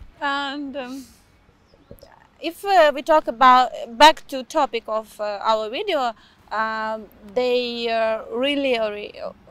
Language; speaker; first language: English; non-native, fluent; Ukrainian